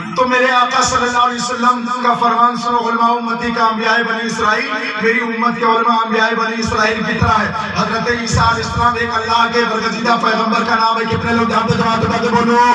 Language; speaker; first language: Urdu; native; Urdu